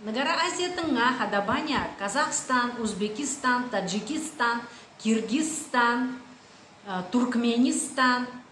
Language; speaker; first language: Indonesian; non-native, fluent; Russian